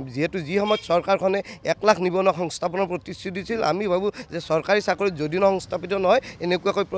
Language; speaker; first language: Assamese; native; Assamese